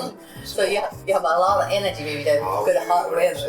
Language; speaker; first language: English; non-native, learner; Japanese